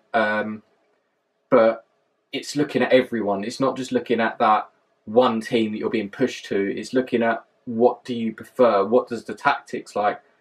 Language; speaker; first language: English; native; English